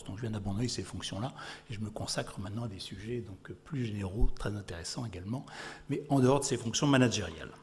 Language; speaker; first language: French; native; French